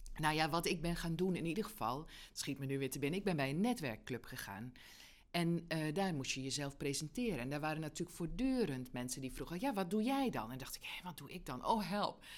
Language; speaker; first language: Dutch; native; Dutch